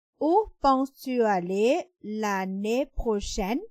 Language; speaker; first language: French; non-native, fluent; Thai